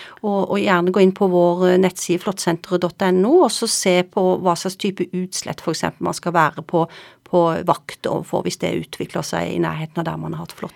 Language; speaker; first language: Norwegian; native; Norwegian